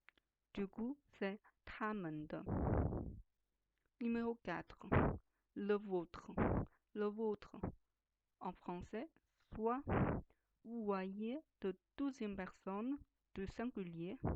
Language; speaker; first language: French; non-native, fluent; Chinese